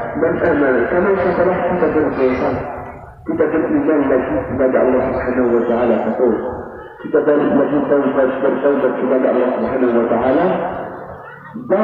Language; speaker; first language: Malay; non-native, learner; Arabic